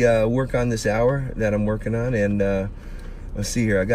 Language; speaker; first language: English; native; English